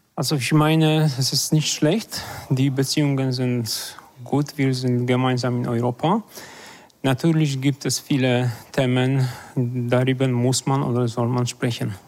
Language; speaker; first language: German; non-native, fluent; Polish